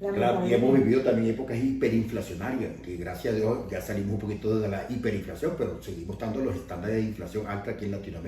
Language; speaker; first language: Spanish; native; Spanish